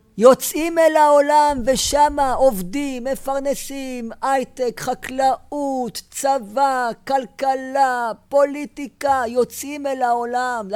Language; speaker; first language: Hebrew; native; Hebrew